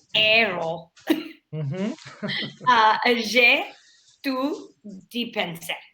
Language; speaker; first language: French; non-native, learner; English